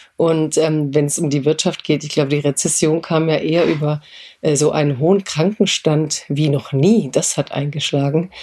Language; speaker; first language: German; early bilingual, other home language; Croatian